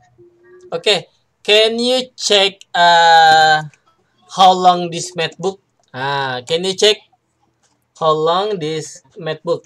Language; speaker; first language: English; non-native, learner; Indonesian